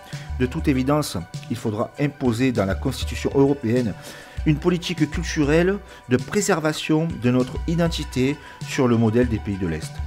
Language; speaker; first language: French; native; French